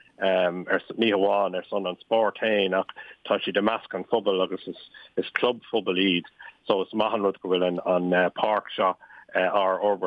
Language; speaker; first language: Irish; non-native, local second language; English